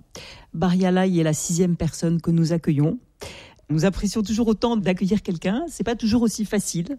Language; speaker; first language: French; native; French